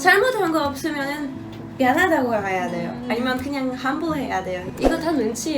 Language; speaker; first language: Korean; non-native, learner; Polish